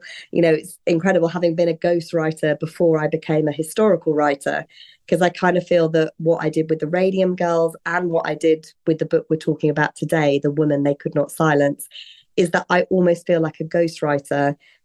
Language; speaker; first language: English; native; English